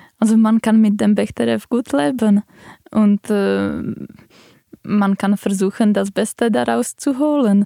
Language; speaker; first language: German; non-native, fluent; Czech